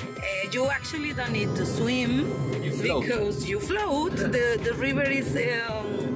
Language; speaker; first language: English; non-native, fluent; Spanish